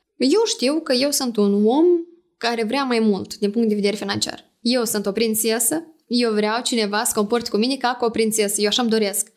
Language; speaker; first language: Romanian; native; Romanian